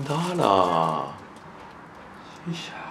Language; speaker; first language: English; non-native, learner; Japanese